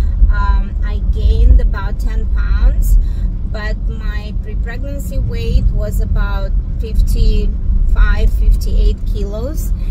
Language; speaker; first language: English; non-native, fluent; Russian